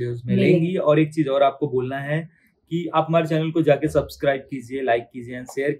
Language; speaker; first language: Hindi; native; Hindi